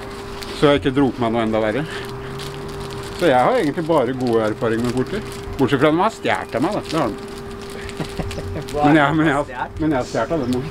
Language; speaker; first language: Norwegian; native; Norwegian